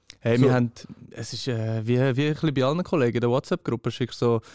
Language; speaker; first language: German; early bilingual, other home language; Persian